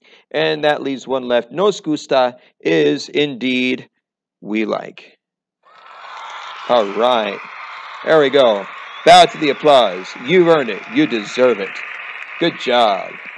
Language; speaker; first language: English; native; English